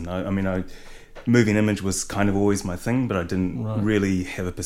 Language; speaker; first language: English; native; English